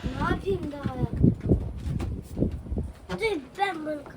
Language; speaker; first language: Turkish; native; Turkish